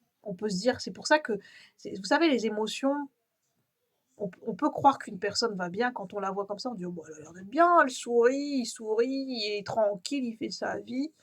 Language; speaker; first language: French; native; French